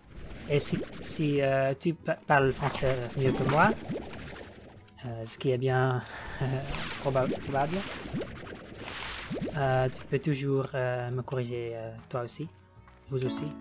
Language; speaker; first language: French; non-native, learner; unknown